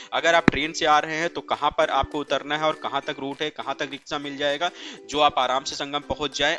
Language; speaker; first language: Hindi; native; Hindi